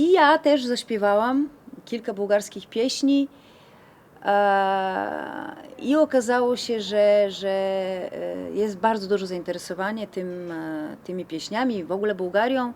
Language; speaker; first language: Polish; non-native, fluent; Bulgarian